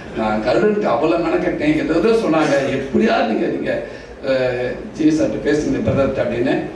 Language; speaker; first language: Tamil; native; Tamil